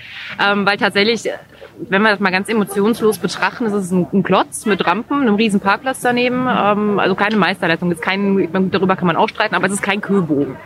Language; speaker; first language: German; native; German